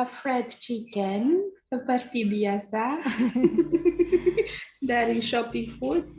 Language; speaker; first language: Indonesian; non-native, learner; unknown